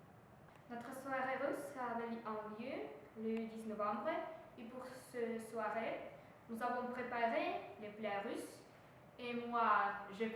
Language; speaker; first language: French; non-native, learner; Russian